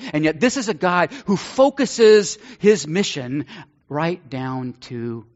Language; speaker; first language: English; native; English